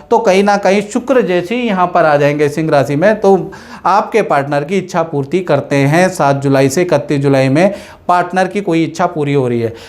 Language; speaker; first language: Hindi; native; Hindi